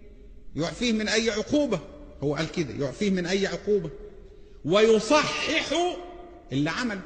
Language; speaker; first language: Arabic; native; Arabic